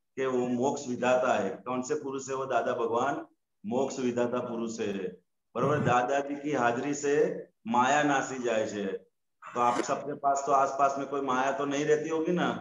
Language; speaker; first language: Hindi; non-native, local second language; Gujarati